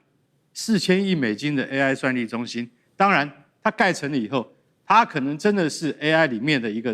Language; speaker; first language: Chinese; native; Chinese